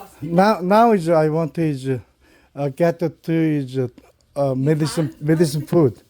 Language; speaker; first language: English; non-native, learner; Korean